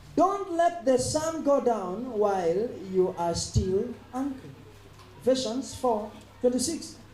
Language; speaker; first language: English; non-native, local second language; Swahili